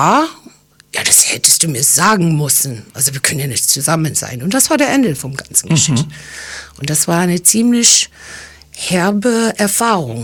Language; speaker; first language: German; early bilingual, other home language; English